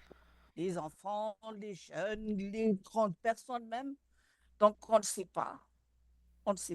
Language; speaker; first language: French; non-native, local second language; Malagasy